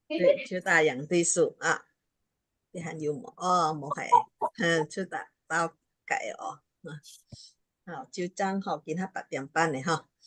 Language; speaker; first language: Chinese; early bilingual, heritage; Chinese